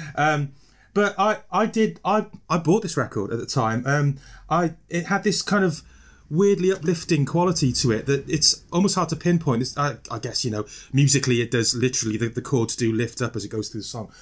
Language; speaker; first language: English; native; English